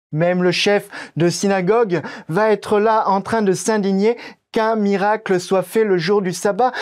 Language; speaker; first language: French; native; French